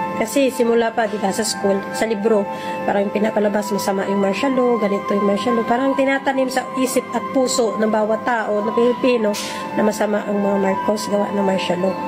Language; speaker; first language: Filipino; native; Filipino